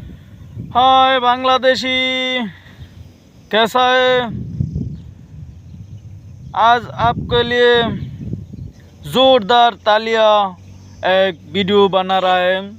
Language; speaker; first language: Hindi; non-native, learner; Bangla